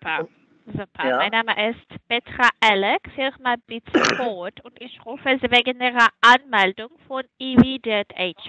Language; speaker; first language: German; non-native, fluent; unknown